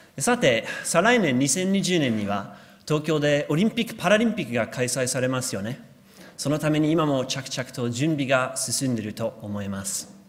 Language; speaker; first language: Japanese; non-native, fluent; English